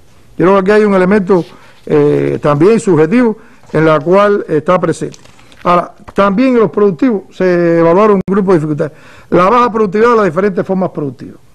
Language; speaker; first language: Spanish; native; Spanish